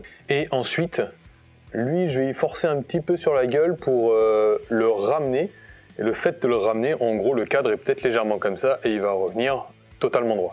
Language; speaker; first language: French; native; French